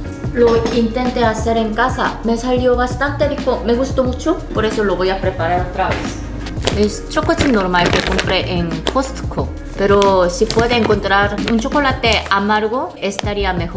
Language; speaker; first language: Spanish; non-native, fluent; Korean